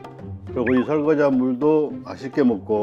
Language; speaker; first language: Korean; native; Korean